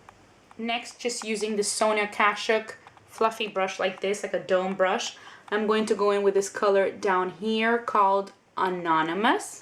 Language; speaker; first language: English; native; English